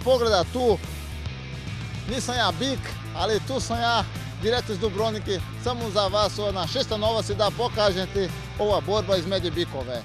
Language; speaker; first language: Croatian; non-native, learner; Portuguese